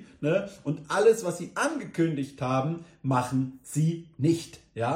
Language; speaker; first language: German; native; German